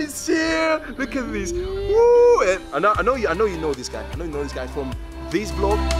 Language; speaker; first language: English; non-native, fluent; Greek